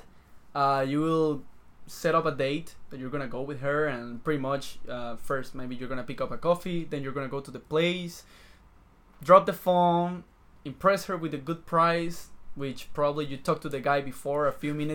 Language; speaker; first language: English; non-native, fluent; Spanish